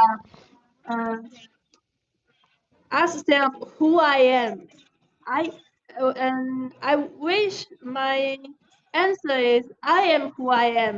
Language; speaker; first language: English; non-native, learner; Chinese